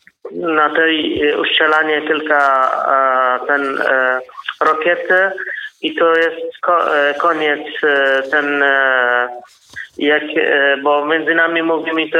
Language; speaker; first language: Polish; non-native, learner; Kurdish